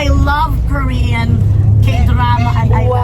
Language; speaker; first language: English; non-native, local second language; Filipino